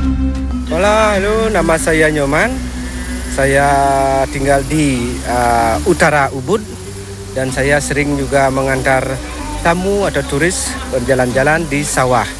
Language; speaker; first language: Indonesian; non-native, local second language; Balinese